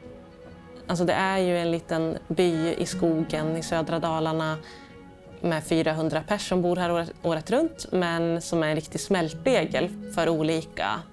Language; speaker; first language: Swedish; native; Swedish